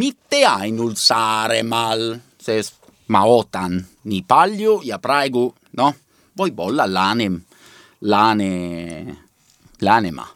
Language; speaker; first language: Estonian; non-native, learner; Italian